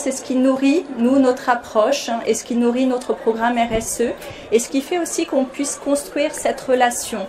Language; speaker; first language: French; non-native, local second language; Wolof